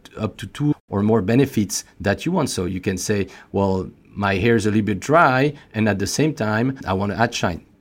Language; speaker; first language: English; non-native, fluent; French